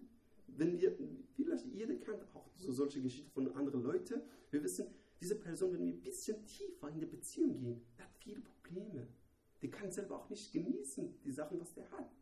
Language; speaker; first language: German; non-native, learner; Persian